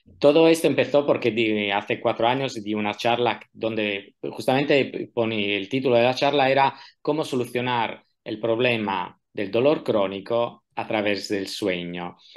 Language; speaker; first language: Spanish; non-native, fluent; Italian